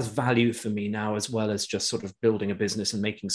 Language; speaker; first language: English; native; English